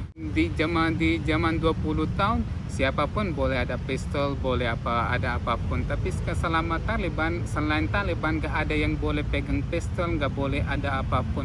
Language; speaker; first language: Indonesian; non-native, fluent; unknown